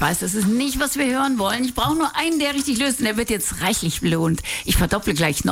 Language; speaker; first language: German; native; German